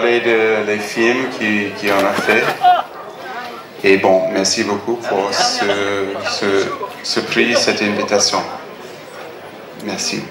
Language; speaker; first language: French; non-native, fluent; English